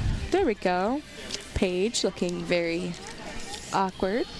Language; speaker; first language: English; native; English